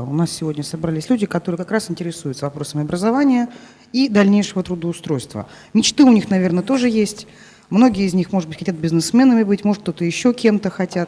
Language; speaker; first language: Russian; native; Russian